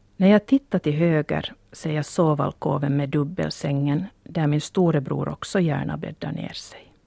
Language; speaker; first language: Swedish; native; Swedish